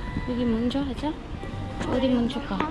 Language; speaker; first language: Korean; non-native, fluent; Filipino